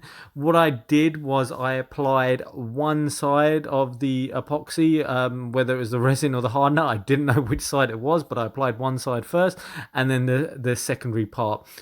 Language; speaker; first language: English; native; English